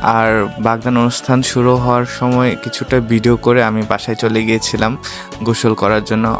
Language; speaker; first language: Bangla; non-native, local second language; Garo